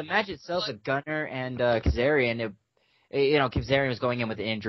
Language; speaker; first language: English; native; English